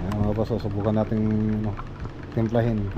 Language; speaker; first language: Filipino; native; Filipino